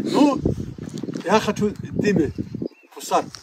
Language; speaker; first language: Russian; non-native, local second language; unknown